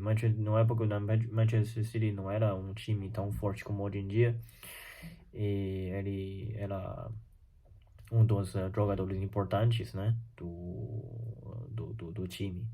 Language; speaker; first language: Portuguese; non-native, fluent; Chinese